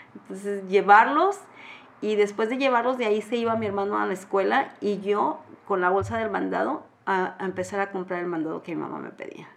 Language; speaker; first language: Spanish; native; Spanish